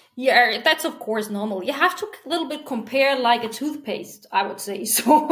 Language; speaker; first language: English; non-native, fluent; German